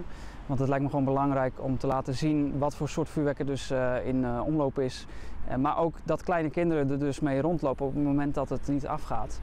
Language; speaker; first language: Dutch; native; Dutch